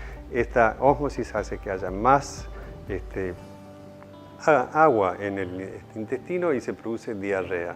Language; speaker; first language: Spanish; native; Spanish